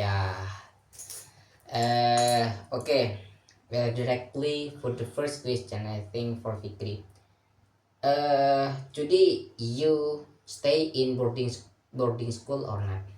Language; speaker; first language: English; non-native, learner; Indonesian